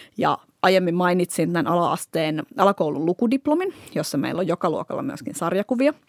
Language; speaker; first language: Finnish; native; Finnish